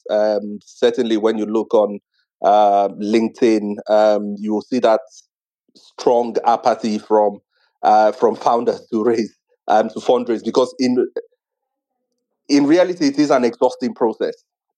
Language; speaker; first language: English; non-native, local second language; Igbo